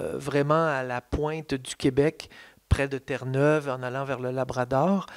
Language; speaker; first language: French; native; French